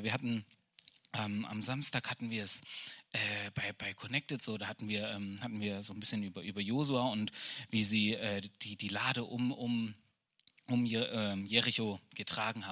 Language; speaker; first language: German; native; German